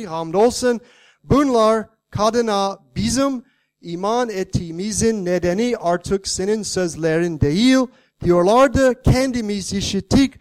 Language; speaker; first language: Turkish; non-native, fluent; English